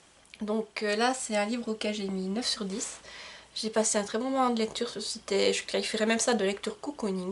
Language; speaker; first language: French; native; French